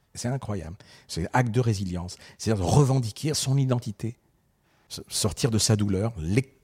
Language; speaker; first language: French; early bilingual, other home language; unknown